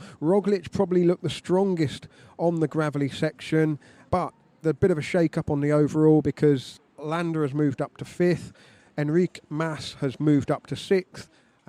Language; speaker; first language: English; native; English